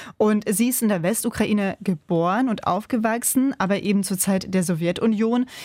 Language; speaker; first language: German; early bilingual, other home language; Ukrainian